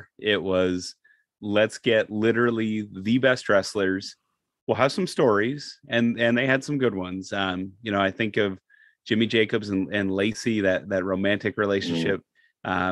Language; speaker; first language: English; native; English